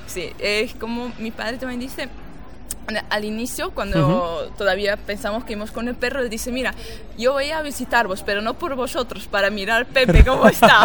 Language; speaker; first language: Spanish; non-native, fluent; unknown